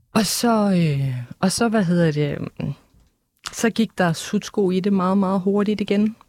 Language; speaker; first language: Danish; early bilingual, other home language; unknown